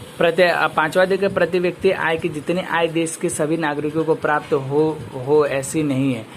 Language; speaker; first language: Hindi; non-native, local second language; Gujarati